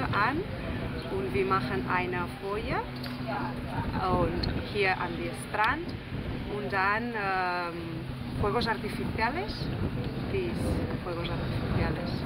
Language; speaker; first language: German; non-native, learner; Spanish